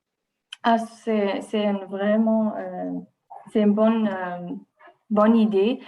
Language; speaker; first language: French; non-native, learner; German